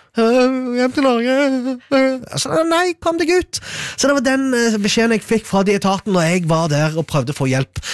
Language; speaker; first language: Norwegian; early bilingual, other home language; Arabic